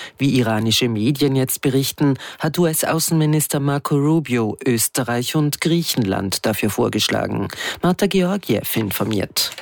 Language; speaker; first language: German; native; German